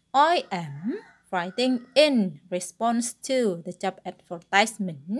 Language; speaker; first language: English; non-native, fluent; Indonesian